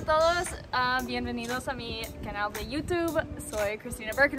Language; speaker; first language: Spanish; non-native, learner; English